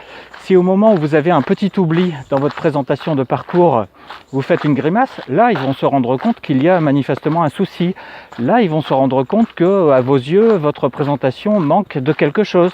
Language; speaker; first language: French; native; French